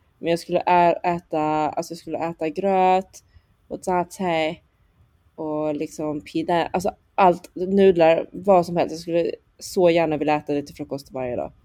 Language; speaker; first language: Swedish; early bilingual, other home language; Chinese